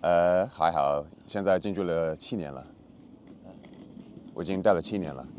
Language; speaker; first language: Chinese; non-native, fluent; English